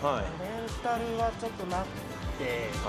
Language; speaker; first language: Japanese; native; Japanese